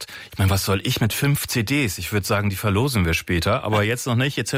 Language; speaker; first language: German; native; German